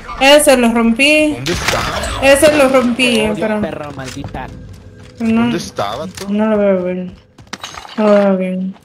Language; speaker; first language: Spanish; early bilingual, other home language; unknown